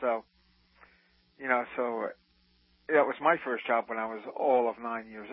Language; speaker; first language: English; native; English